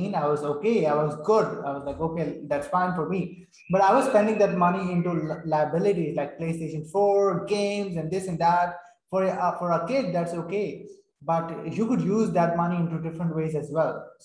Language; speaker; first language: English; non-native, fluent; Urdu